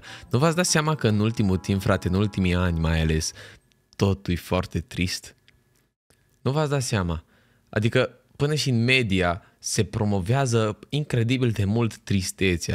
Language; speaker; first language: Romanian; native; Romanian